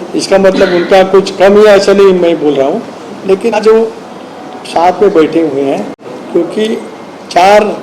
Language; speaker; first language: Hindi; non-native, local second language; Marathi